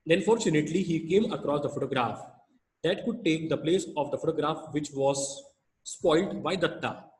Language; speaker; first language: English; non-native, local second language; Hindi